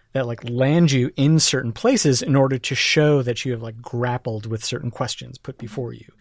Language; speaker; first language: English; native; English